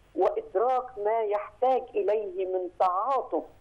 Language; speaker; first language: Arabic; native; Arabic